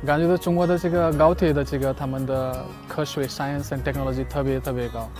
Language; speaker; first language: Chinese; non-native, learner; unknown